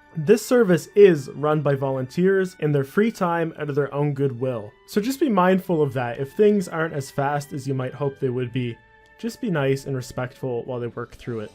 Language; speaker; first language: English; native; English